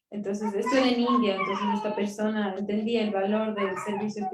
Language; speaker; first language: Spanish; native; Spanish